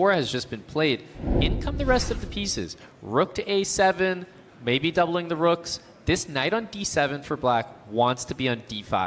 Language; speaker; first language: English; native; English